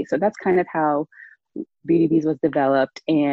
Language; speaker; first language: English; native; English